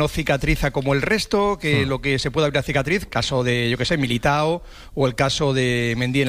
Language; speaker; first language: Spanish; native; Spanish